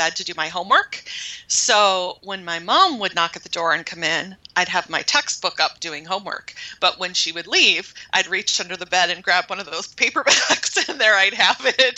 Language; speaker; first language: English; native; English